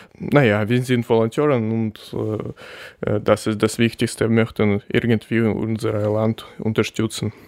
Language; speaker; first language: German; non-native, learner; Ukrainian